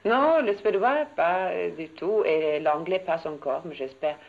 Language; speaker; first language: French; non-native, learner; Swedish